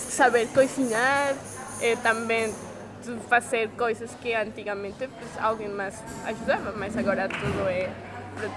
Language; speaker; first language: Portuguese; non-native, learner; Spanish